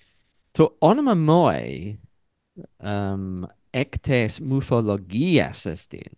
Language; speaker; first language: Greek; non-native, learner; English